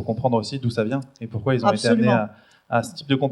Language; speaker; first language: French; native; French